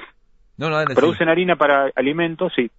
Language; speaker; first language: Spanish; native; Spanish